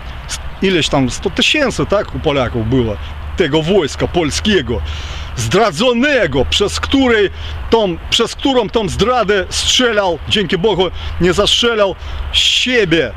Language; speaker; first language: Polish; early bilingual, heritage; Ukrainian